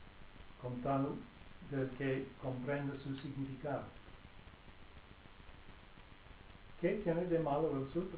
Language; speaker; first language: Spanish; non-native, fluent; English